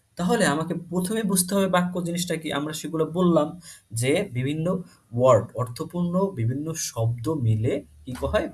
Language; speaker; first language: Bangla; native; Bangla